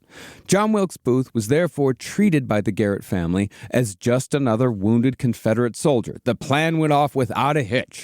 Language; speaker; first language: English; native; English